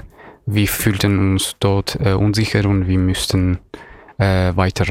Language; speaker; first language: German; non-native, learner; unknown